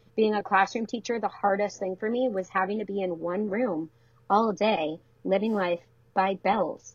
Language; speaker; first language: English; native; English